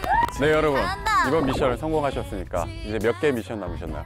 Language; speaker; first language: Korean; native; Korean